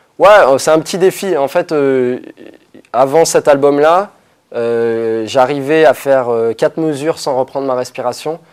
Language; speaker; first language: French; native; French